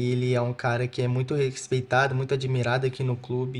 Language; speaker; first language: Portuguese; native; Portuguese